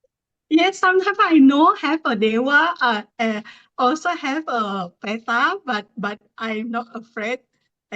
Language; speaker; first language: English; non-native, learner; Thai